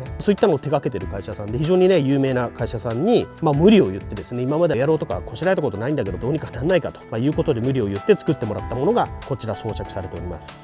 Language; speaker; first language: Japanese; native; Japanese